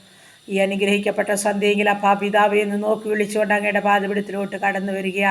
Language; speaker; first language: Malayalam; native; Malayalam